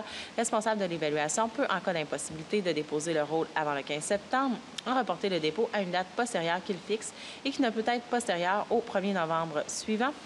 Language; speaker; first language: French; native; French